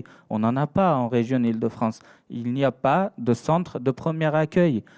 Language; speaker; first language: French; non-native, fluent; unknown